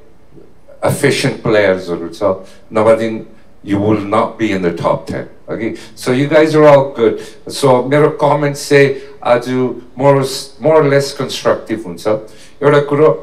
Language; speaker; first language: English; non-native, fluent; Nepali